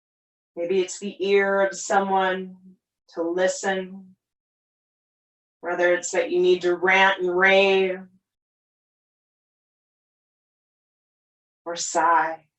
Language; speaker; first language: English; native; English